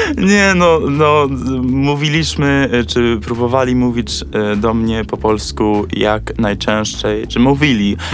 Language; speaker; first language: Polish; early bilingual, heritage; Polish